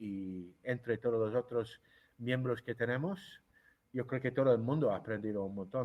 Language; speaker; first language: Spanish; non-native, fluent; English